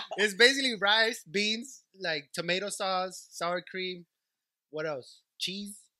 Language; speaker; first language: English; early bilingual, other home language; Spanish